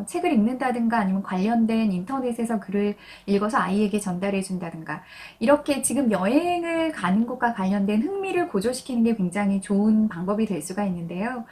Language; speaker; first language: Korean; native; Korean